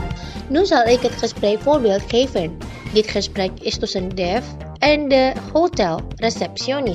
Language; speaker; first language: Dutch; non-native, fluent; Indonesian